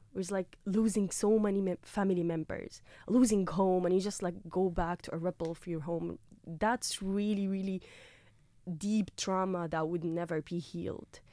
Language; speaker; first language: English; non-native, fluent; Arabic